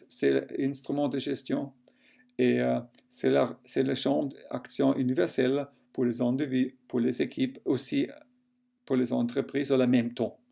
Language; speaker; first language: French; non-native, local second language; German